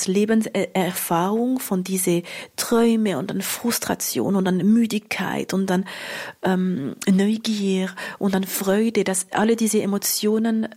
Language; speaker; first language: German; non-native, local second language; French